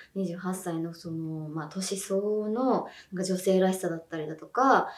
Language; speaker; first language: Japanese; native; Japanese